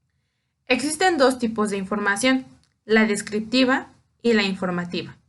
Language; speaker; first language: Spanish; native; Spanish